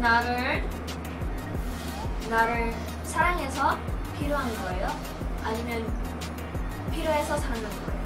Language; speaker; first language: Korean; non-native, fluent; Filipino